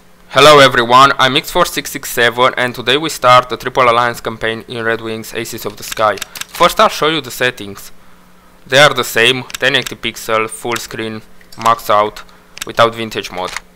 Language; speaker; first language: English; non-native, fluent; Romanian